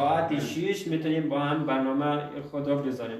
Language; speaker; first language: Persian; early bilingual, heritage; Persian